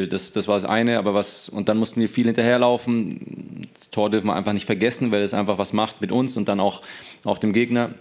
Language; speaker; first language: German; native; German